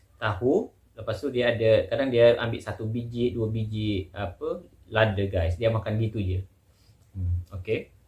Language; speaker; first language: Malay; native; Malay